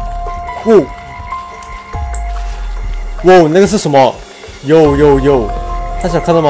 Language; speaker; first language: Chinese; native; Chinese